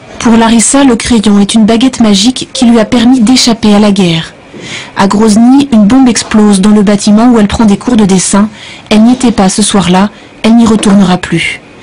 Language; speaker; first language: French; native; French